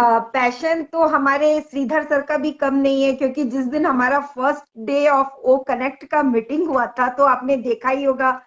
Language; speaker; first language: Hindi; native; Hindi